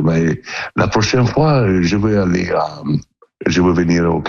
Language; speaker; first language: French; non-native, learner; Italian